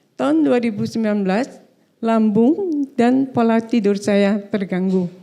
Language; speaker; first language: Indonesian; native; Indonesian